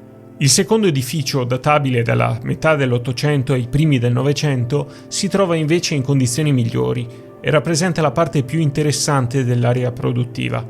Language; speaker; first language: Italian; native; Italian